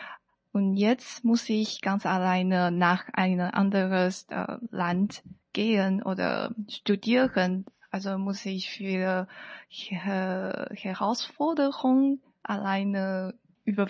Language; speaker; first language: German; non-native, learner; Chinese